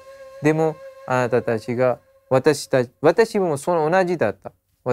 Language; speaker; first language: Japanese; non-native, learner; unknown